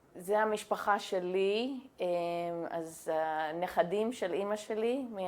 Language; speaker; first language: Hebrew; non-native, fluent; English